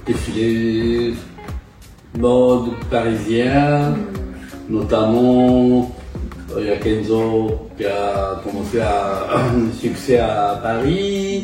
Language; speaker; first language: French; non-native, fluent; Japanese